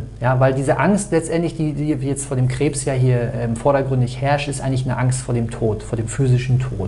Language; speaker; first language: German; native; German